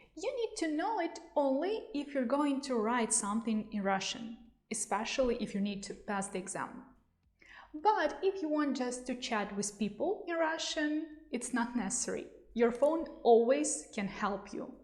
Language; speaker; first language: English; non-native, fluent; Russian